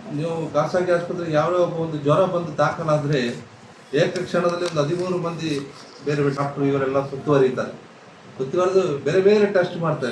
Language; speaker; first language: Kannada; non-native, local second language; Tulu